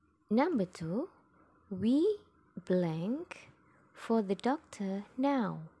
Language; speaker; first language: English; non-native, fluent; Indonesian